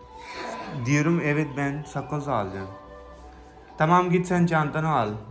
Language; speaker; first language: Turkish; non-native, learner; Urdu